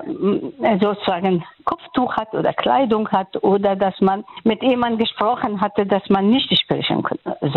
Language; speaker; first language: German; non-native, fluent; Persian